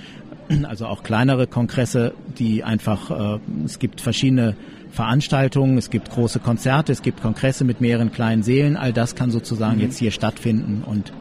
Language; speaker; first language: German; native; German